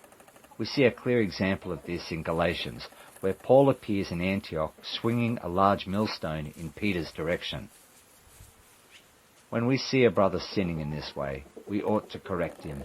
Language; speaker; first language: English; native; English